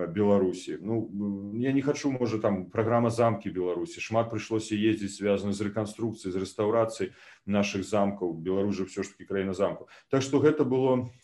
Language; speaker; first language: Belarusian; native; Belarusian